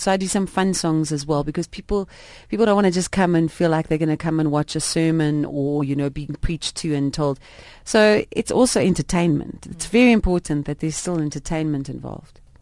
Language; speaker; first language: English; non-native, local second language; Afrikaans